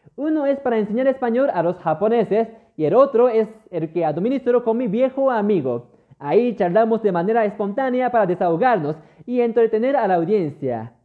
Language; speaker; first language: Spanish; non-native, fluent; Japanese